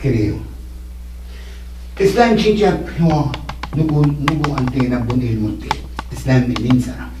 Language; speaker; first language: Korean; non-native, learner; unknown